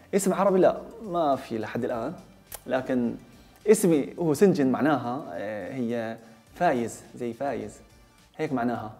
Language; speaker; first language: Arabic; non-native, fluent; Korean